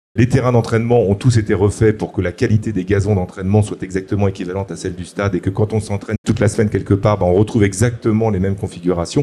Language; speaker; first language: French; native; French